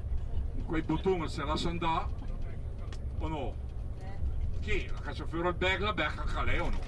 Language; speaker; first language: Italian; native; Italian